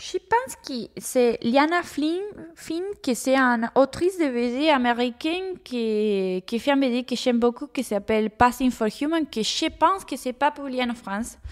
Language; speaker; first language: French; non-native, fluent; Spanish